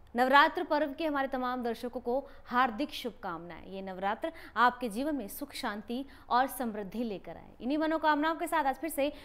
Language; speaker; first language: Hindi; native; Hindi